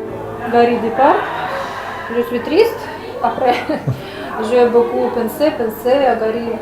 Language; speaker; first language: French; non-native, learner; Russian